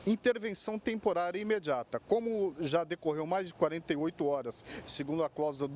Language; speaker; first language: Portuguese; native; Portuguese